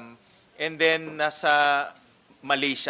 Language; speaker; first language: Filipino; native; Filipino